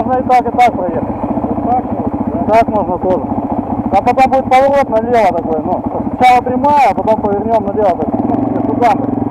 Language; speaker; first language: Russian; native; Russian